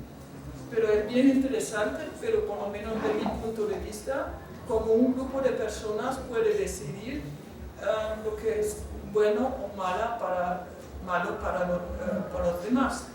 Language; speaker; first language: Spanish; non-native, fluent; German